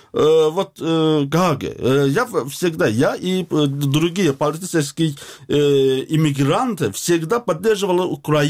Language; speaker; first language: Russian; non-native, learner; Azerbaijani